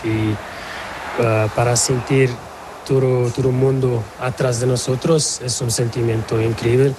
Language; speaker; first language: Spanish; non-native, fluent; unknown